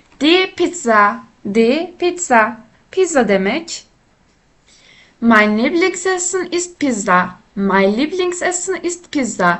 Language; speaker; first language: German; non-native, fluent; Turkish